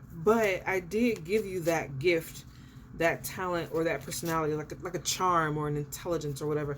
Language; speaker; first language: English; native; English